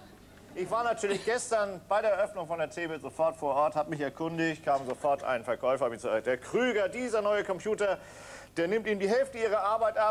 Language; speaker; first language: German; native; German